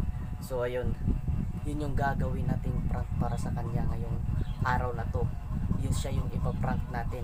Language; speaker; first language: Filipino; non-native, local second language; Cebuano